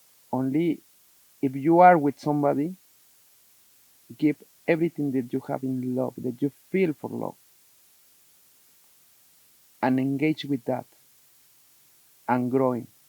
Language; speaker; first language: English; non-native, learner; Spanish